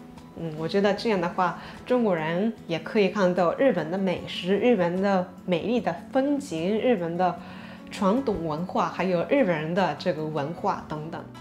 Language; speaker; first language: Chinese; non-native, fluent; Japanese